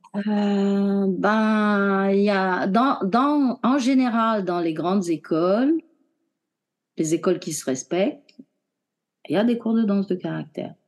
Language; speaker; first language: French; non-native, fluent; Romanian